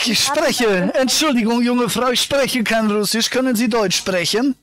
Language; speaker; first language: German; native; German